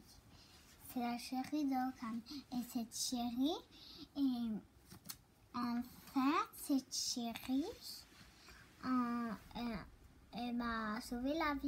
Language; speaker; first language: French; early bilingual, other home language; Turkish